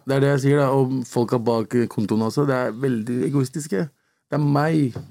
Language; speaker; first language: Norwegian; early bilingual, other home language; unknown